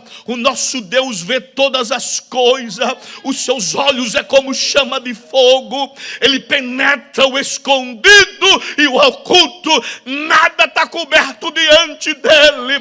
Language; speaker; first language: Portuguese; native; Portuguese